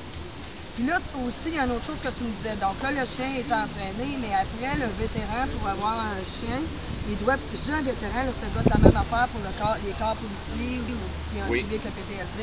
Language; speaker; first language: French; native; French